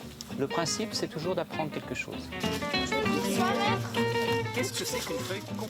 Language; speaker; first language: French; native; French